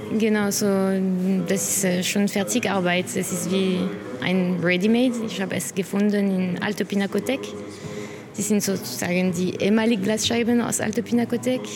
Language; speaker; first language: German; non-native, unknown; French